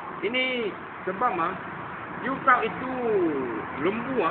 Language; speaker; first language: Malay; non-native, local second language; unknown